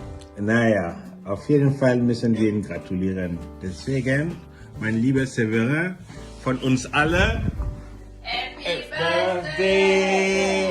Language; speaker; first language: German; non-native, learner; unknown